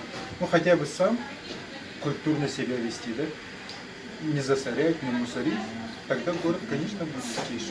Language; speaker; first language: Russian; non-native, local second language; Yakut